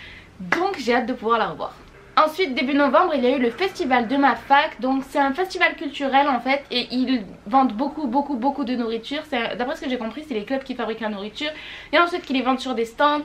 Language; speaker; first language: French; native; French